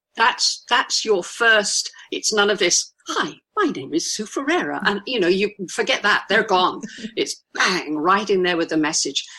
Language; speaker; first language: English; native; English